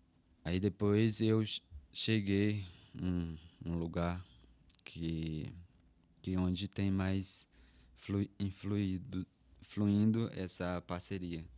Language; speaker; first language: Portuguese; non-native, local second language; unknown